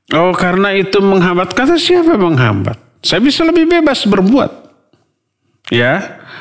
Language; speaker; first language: Indonesian; non-native, local second language; Sundanese